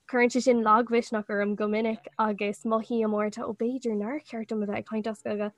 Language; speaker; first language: Irish; non-native, local second language; English